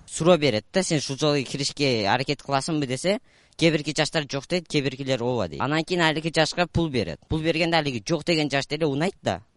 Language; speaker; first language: Kyrgyz; native; Kyrgyz